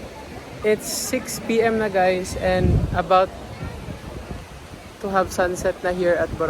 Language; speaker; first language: English; non-native, local second language; Cebuano